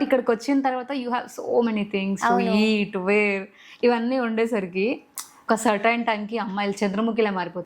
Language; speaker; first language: Telugu; native; Telugu